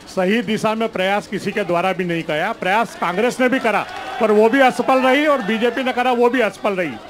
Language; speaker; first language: Hindi; native; Hindi